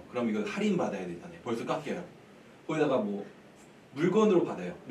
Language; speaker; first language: Korean; native; Korean